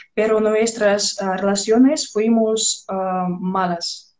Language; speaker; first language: Spanish; non-native, learner; Russian